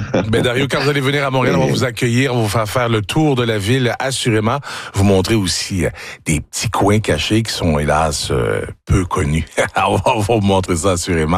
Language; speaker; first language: French; native; French